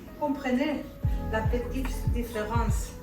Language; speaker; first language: French; non-native, fluent; Spanish